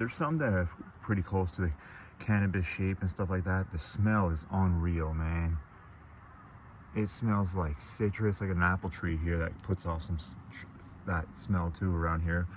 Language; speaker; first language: English; native; English